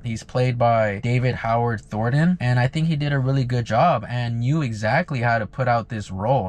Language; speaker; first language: English; native; English